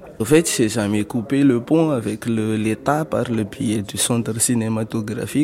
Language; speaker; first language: French; non-native, local second language; Malagasy